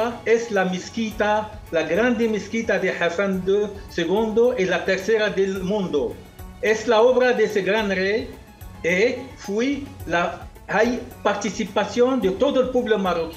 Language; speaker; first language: Spanish; non-native, fluent; Arabic